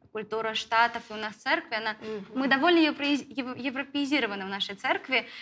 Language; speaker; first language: Russian; native; Russian